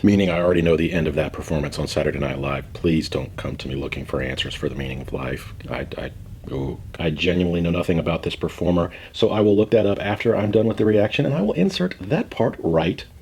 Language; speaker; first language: English; native; English